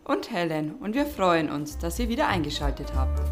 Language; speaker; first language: German; native; German